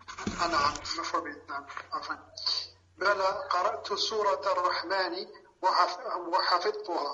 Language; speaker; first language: Arabic; non-native, learner; French